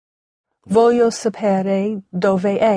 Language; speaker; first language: Italian; non-native, learner; English